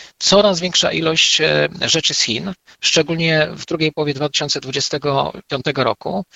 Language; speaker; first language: Polish; native; Polish